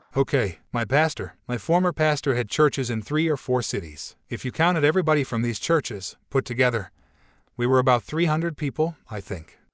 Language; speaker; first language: English; non-native, fluent; Portuguese